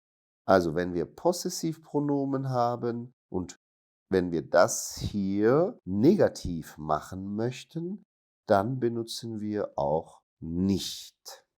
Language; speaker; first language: German; non-native, fluent; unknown